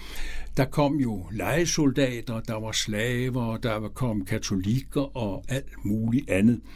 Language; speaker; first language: Danish; native; Danish